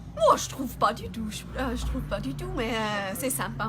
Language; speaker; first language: French; non-native, learner; German